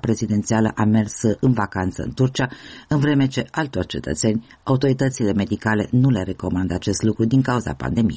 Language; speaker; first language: Romanian; native; Romanian